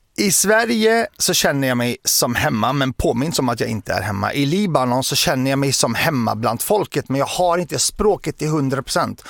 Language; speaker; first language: Swedish; early bilingual, other home language; Arabic